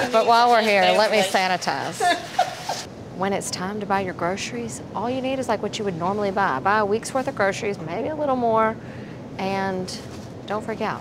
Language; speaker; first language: English; native; English